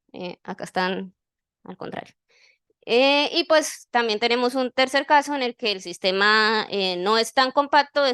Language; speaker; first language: Spanish; native; Spanish